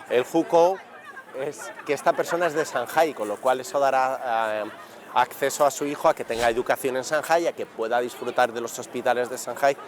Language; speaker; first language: Spanish; native; Spanish